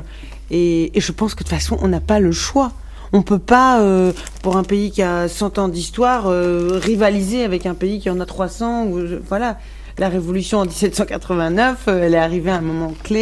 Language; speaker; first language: French; non-native, local second language; Arabic